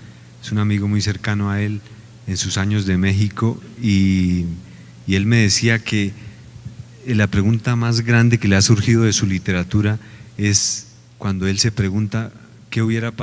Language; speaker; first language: Spanish; native; Spanish